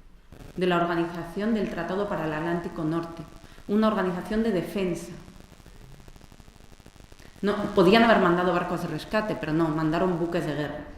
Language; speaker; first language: Spanish; native; Spanish